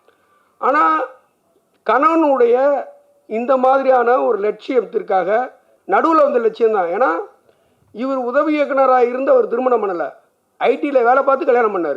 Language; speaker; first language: Tamil; native; Tamil